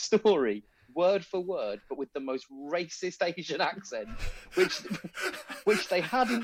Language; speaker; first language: English; native; English